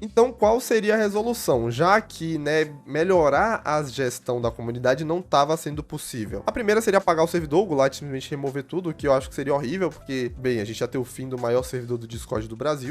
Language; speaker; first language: Portuguese; native; Portuguese